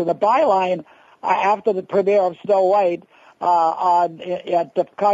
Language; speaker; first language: English; native; English